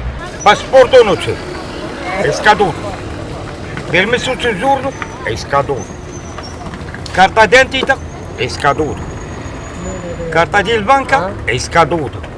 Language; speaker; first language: Italian; non-native, learner; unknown